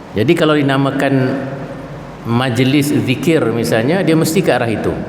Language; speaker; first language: Malay; native; Malay